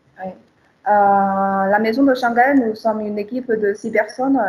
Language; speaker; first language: French; non-native, fluent; Chinese